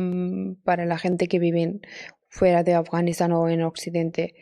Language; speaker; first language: Spanish; non-native, fluent; Persian